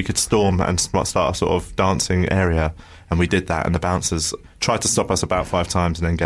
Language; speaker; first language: English; native; English